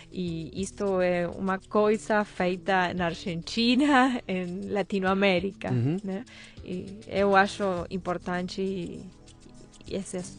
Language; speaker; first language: Portuguese; non-native, fluent; Spanish